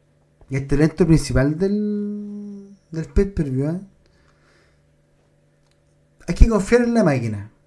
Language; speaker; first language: Spanish; native; Spanish